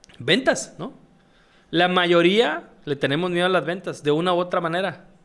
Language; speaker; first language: Spanish; native; Spanish